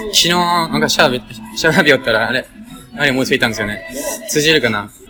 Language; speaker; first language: Japanese; non-native, fluent; French